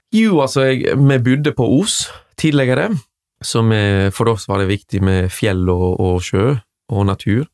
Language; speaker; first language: Norwegian; non-native, fluent; Spanish